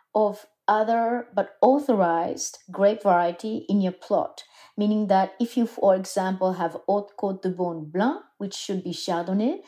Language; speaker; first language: English; non-native, fluent; Japanese